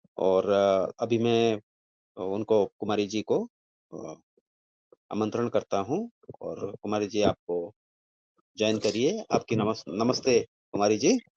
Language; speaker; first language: Hindi; native; Hindi